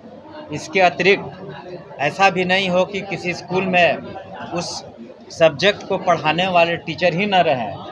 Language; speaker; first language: Hindi; native; Hindi